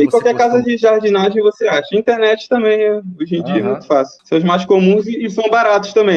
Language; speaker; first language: Portuguese; native; Portuguese